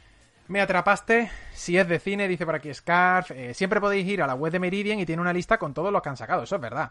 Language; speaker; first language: Spanish; native; Spanish